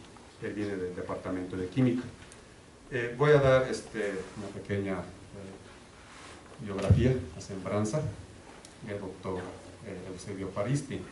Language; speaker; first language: Spanish; native; Spanish